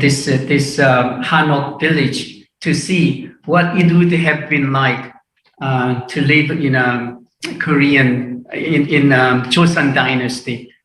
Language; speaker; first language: English; non-native, fluent; Korean